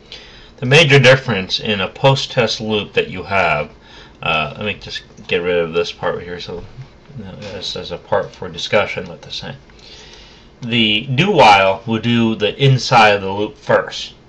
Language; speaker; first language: English; native; English